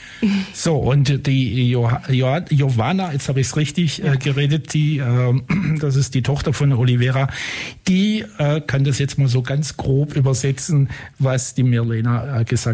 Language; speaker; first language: German; native; German